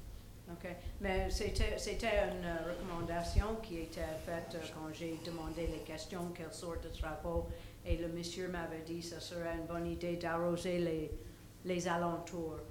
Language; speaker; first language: French; non-native, local second language; English